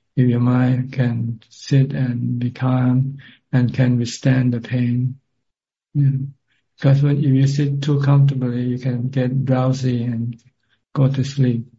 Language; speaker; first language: English; non-native, fluent; Thai